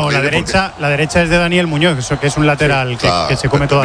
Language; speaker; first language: Spanish; native; Spanish